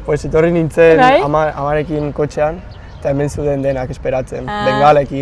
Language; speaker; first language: Basque; non-native, local second language; Spanish